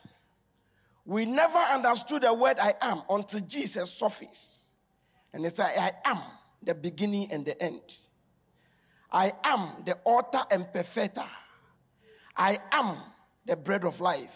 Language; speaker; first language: English; non-native, local second language; Akan